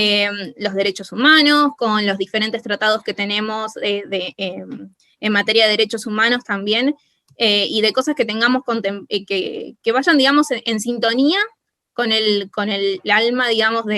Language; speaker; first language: Spanish; native; Spanish